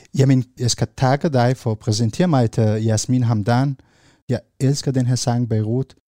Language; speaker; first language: Danish; non-native, fluent; Arabic